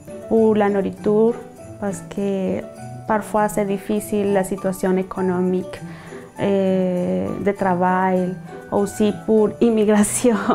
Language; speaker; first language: French; non-native, learner; Spanish